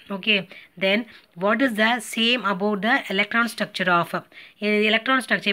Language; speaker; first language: English; non-native, local second language; Tamil